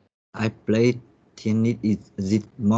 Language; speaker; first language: English; non-native, learner; Vietnamese